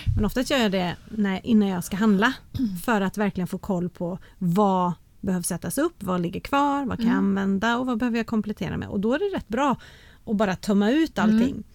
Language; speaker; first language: Swedish; native; Swedish